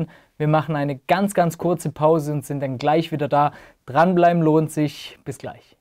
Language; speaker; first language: German; native; German